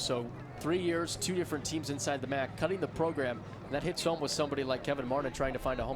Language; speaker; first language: English; native; English